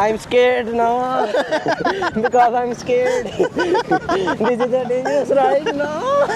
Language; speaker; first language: English; non-native, learner; Urdu